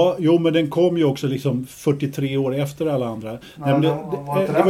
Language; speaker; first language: Swedish; native; Swedish